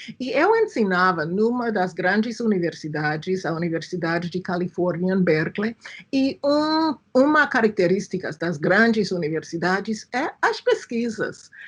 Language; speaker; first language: Portuguese; non-native, fluent; English